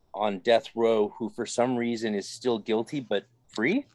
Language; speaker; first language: English; native; English